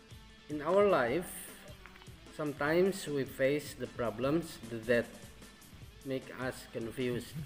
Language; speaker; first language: English; non-native, fluent; Indonesian